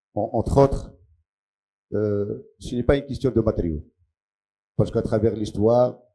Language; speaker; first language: French; non-native, local second language; Arabic